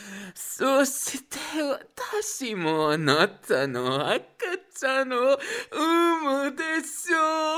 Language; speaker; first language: Japanese; non-native, learner; Spanish